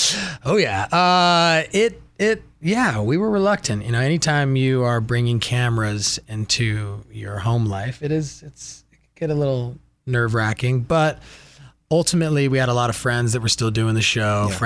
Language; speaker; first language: English; native; English